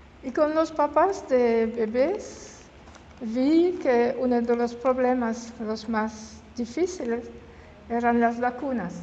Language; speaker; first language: Spanish; non-native, learner; French